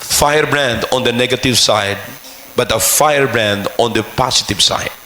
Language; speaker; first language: English; non-native, local second language; Filipino